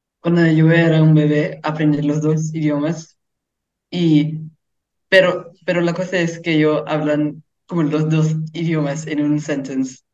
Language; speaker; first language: Spanish; early bilingual, heritage; English